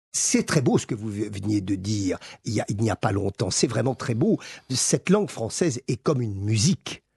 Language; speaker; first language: French; native; French